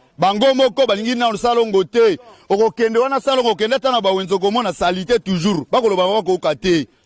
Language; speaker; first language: Lingala; native; Lingala